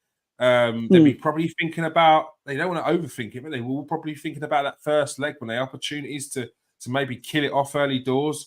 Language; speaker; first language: English; native; English